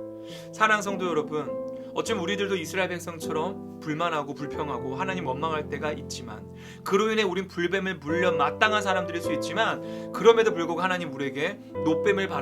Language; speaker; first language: Korean; native; Korean